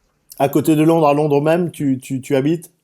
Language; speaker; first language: French; native; French